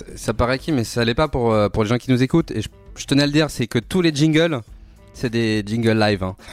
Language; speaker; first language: French; native; French